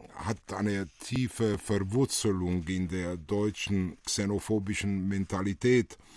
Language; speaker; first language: German; early bilingual, other home language; Italian